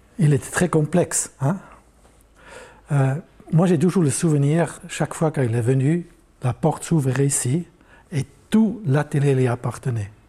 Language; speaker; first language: French; non-native, local second language; German